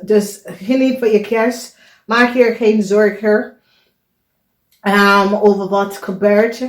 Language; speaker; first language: Dutch; non-native, fluent; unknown